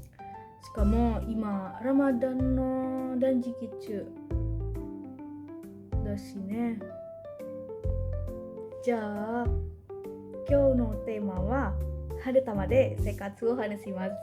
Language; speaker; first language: Japanese; non-native, learner; Indonesian